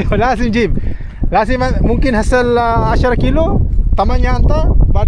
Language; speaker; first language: Arabic; non-native, learner; Filipino